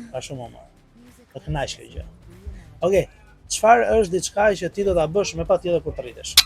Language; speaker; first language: Albanian; native; Albanian